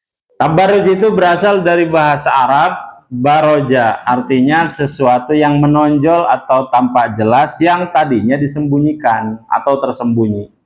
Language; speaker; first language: Indonesian; non-native, local second language; Sundanese